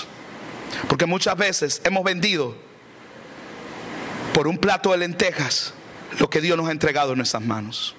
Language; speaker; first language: Spanish; native; Spanish